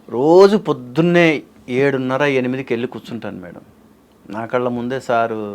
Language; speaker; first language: Telugu; native; Telugu